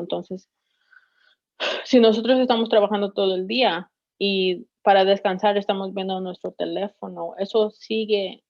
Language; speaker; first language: Spanish; early bilingual, heritage; Spanish